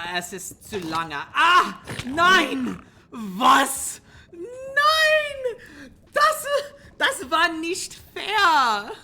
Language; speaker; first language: German; non-native, learner; English